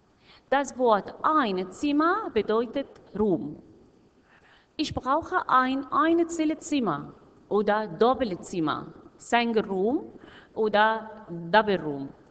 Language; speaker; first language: German; non-native, fluent; Arabic